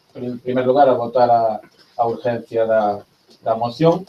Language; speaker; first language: Spanish; non-native, local second language; Galician